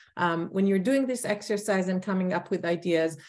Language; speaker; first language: English; non-native, fluent; Hebrew